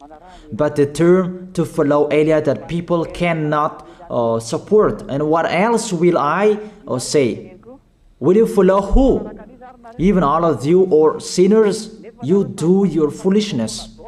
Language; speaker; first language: English; non-native, fluent; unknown